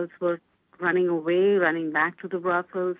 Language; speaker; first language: English; non-native, local second language; Bangla